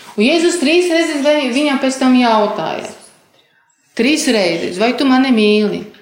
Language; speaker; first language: Latvian; non-native, fluent; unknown